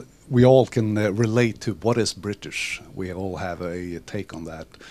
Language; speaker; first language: English; non-native, fluent; Swedish